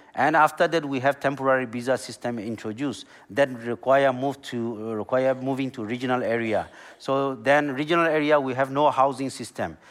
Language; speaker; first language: English; non-native, learner; Burmese